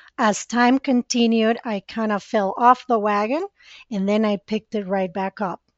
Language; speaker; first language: English; non-native, fluent; Spanish